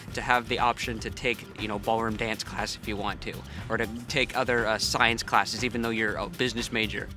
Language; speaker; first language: English; native; English